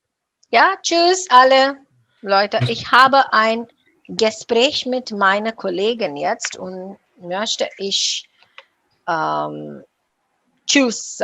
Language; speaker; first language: German; non-native, learner; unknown